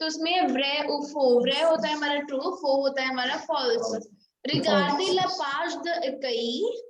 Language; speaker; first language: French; non-native, fluent; Hindi